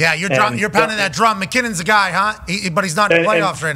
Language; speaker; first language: English; native; English